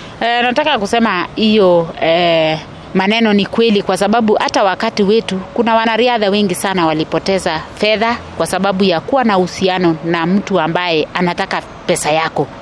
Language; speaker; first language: Swahili; non-native, local second language; Kalenjin